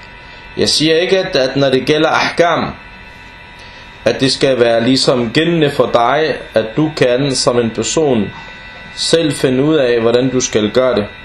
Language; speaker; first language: Danish; non-native, fluent; Arabic